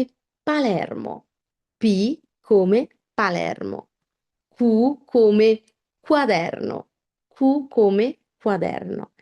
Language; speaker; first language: Italian; non-native, fluent; Bangla